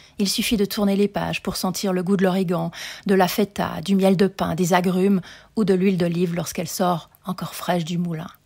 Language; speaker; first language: French; native; French